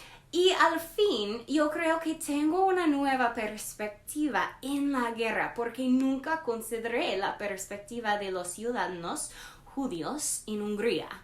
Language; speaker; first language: Spanish; non-native, learner; English